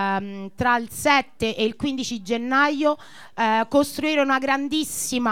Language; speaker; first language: Italian; native; Italian